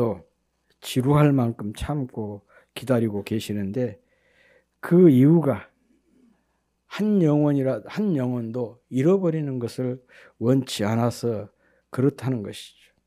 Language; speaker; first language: Korean; native; Korean